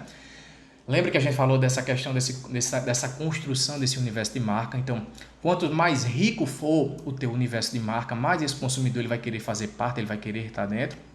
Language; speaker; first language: Portuguese; native; Portuguese